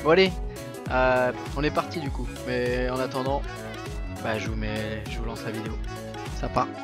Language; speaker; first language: French; native; French